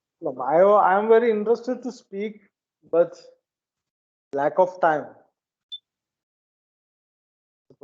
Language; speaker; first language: English; non-native, learner; Malayalam